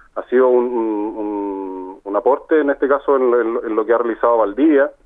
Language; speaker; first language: Spanish; native; Spanish